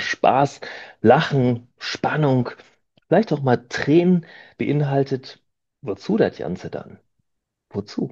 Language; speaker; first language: German; native; German